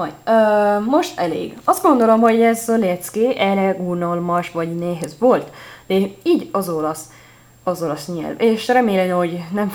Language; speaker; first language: Hungarian; non-native, learner; Italian